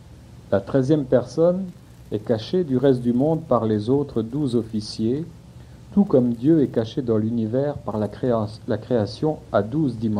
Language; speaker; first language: French; native; French